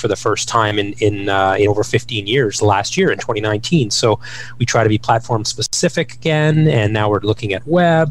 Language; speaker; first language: English; native; English